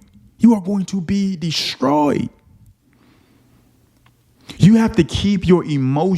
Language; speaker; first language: English; native; English